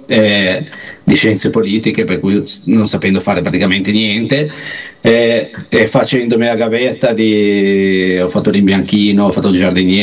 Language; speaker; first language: Italian; native; Italian